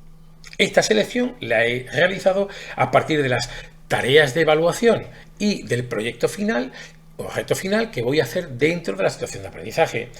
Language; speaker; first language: Spanish; native; Spanish